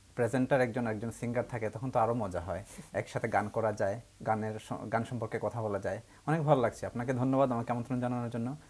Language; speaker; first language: Bangla; native; Bangla